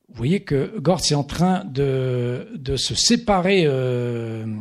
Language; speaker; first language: French; native; French